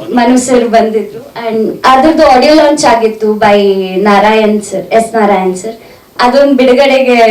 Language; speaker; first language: Kannada; native; Kannada